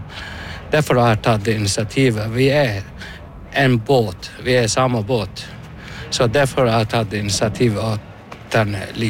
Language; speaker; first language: Norwegian; non-native, learner; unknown